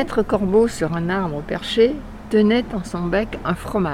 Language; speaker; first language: French; native; French